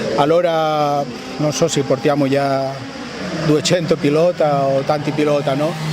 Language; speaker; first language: Italian; non-native, learner; Spanish